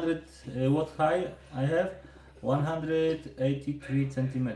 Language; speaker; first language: English; non-native, learner; Polish